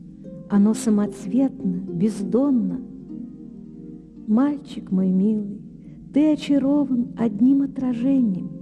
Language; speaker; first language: Russian; native; Russian